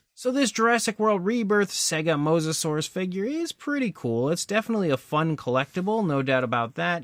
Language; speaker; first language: English; native; English